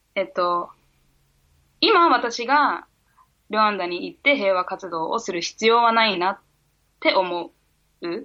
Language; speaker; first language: Japanese; early bilingual, heritage; Japanese